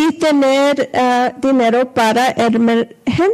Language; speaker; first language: Spanish; non-native, fluent; English